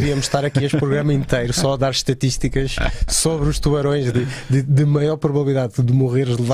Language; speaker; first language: Portuguese; native; Portuguese